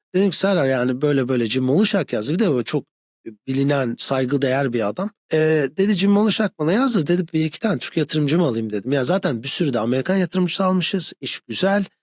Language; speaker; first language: Turkish; early bilingual, other home language; English